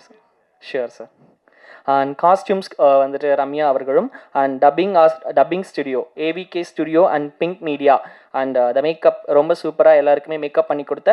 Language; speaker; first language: Tamil; native; Tamil